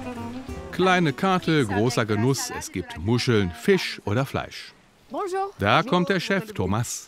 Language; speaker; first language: German; native; German